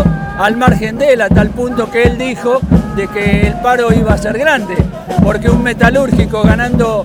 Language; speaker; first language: Spanish; native; Spanish